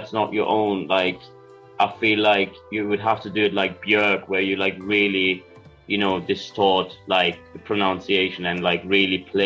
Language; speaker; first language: English; non-native, fluent; German